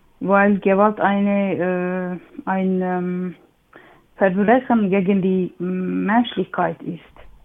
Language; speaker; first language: German; non-native, learner; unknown